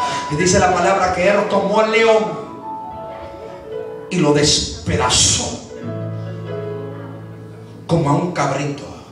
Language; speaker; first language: Spanish; early bilingual, heritage; Spanish